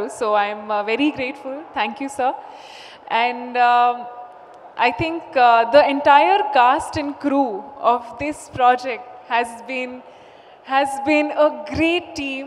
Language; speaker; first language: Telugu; non-native, learner; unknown